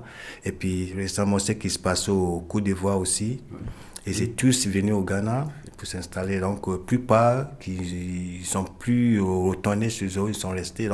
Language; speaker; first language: French; non-native, fluent; Ewe